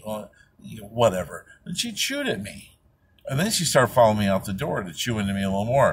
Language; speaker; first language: English; native; English